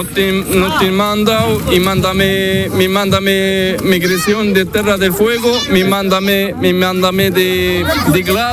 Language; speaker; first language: Spanish; non-native, learner; Arabic